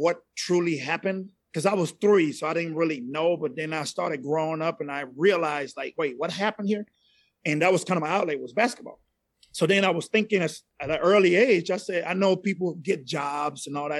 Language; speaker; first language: English; non-native, fluent; Spanish